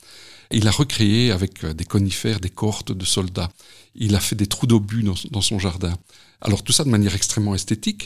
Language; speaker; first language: French; native; French